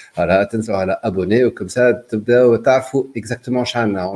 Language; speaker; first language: French; non-native, local second language; Arabic